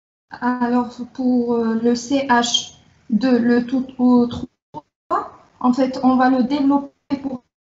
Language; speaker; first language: French; non-native, local second language; Arabic